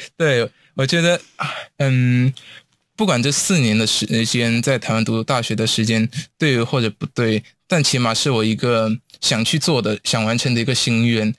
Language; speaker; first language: Chinese; non-native, local second language; Cantonese